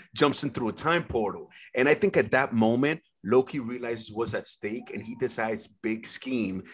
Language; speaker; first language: English; early bilingual, other home language; Spanish